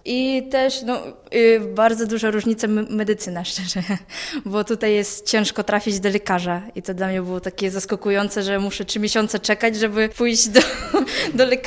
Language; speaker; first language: Polish; non-native, fluent; Russian